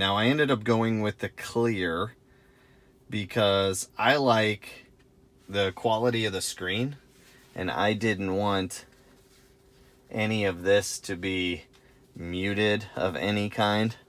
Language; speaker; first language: English; native; English